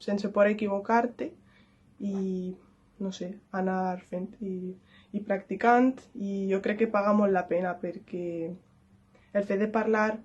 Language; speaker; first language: Catalan; non-native, local second language; Spanish